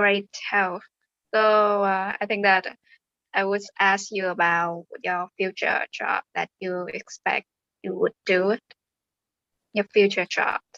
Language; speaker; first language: English; non-native, fluent; Vietnamese